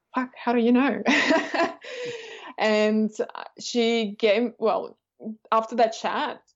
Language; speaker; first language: English; early bilingual, other home language; Russian